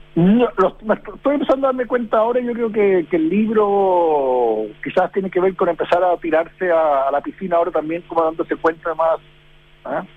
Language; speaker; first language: Spanish; early bilingual, heritage; Spanish